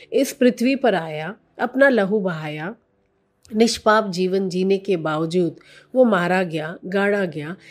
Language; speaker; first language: Hindi; non-native, local second language; Telugu